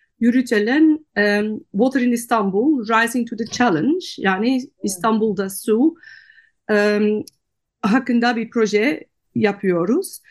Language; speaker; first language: Turkish; non-native, fluent; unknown